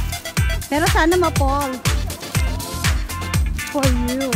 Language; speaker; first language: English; non-native, learner; Filipino